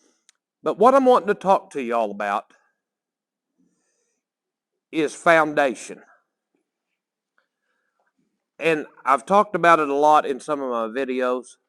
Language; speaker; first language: English; native; English